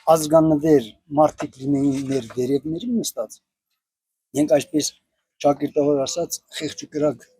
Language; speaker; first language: Armenian; native; Armenian